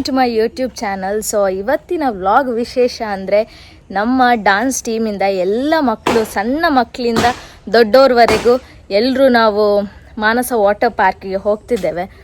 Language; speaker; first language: Kannada; non-native, local second language; Tulu